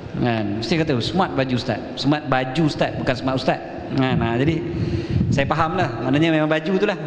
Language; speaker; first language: Malay; native; Malay